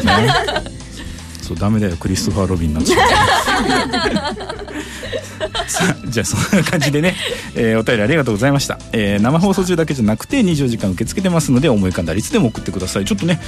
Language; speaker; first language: Japanese; native; Japanese